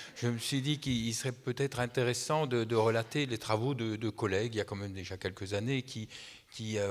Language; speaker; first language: French; native; French